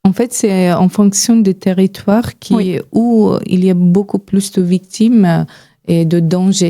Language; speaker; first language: French; non-native, fluent; Persian